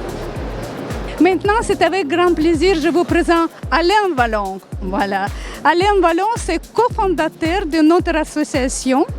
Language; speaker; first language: French; non-native, fluent; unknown